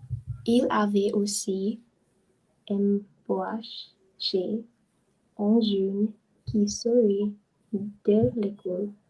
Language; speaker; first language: French; non-native, learner; English